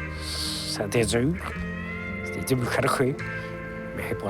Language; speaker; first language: French; native; French